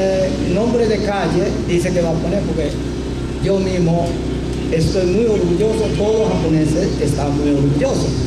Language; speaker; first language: Spanish; non-native, learner; Japanese